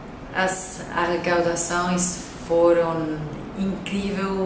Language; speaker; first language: Portuguese; non-native, fluent; Spanish